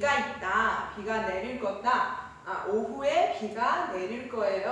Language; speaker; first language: Korean; non-native, fluent; Chinese